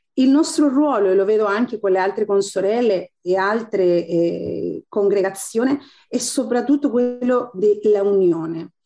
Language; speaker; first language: Italian; non-native, fluent; Spanish